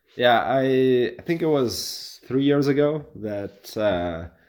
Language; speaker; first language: English; non-native, fluent; Latvian